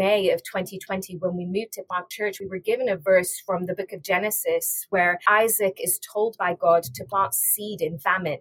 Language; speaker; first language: English; native; English